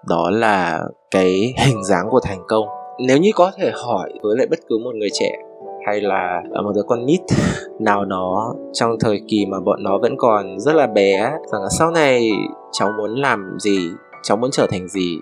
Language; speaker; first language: Vietnamese; native; Vietnamese